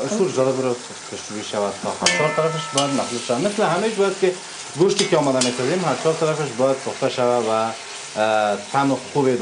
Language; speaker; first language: Persian; native; Persian